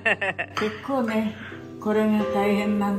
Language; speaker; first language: Japanese; early bilingual, heritage; Japanese